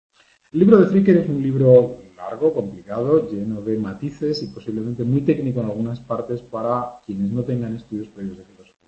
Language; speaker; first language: Spanish; native; Spanish